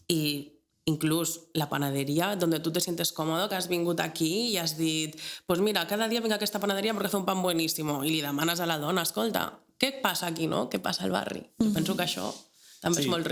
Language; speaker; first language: Catalan; native; Catalan